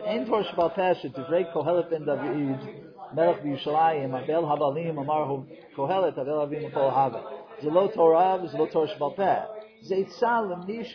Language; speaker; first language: Hebrew; non-native, fluent; English